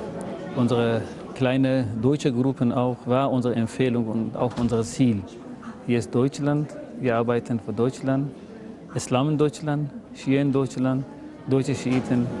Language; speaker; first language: German; non-native, fluent; Persian